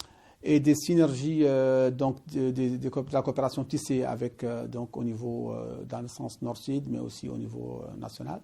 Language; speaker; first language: French; non-native, local second language; Arabic